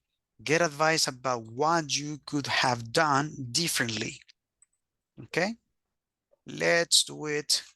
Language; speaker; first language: English; non-native, fluent; Spanish